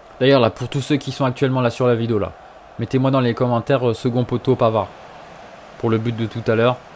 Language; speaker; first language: French; native; French